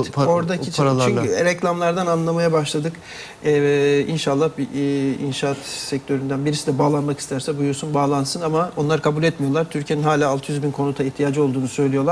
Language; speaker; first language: Turkish; native; Turkish